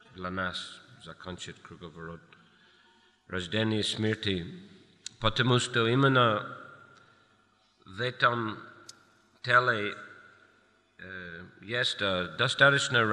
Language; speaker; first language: Russian; non-native, fluent; English